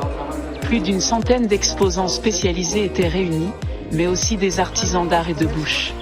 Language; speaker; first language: French; native; French